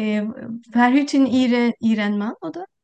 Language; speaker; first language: German; non-native, learner; Turkish